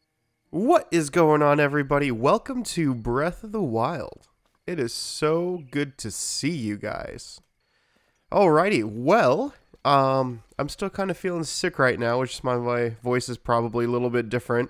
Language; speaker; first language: English; native; English